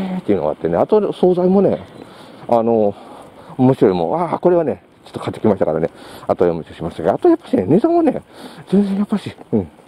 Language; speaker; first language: Japanese; native; Japanese